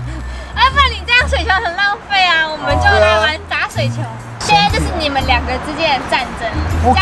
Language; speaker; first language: Chinese; native; Chinese